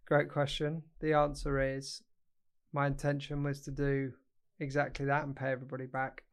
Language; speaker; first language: English; native; English